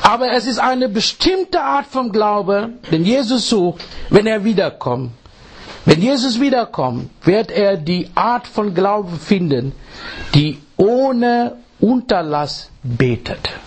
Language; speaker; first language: German; non-native, fluent; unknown